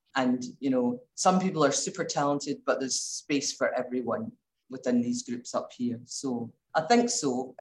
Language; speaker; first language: English; native; English